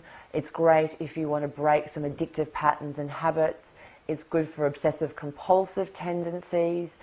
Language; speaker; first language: English; native; English